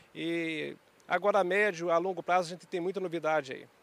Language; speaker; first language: Portuguese; native; Portuguese